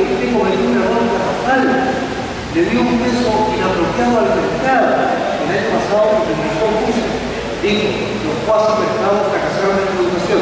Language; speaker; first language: Spanish; native; Spanish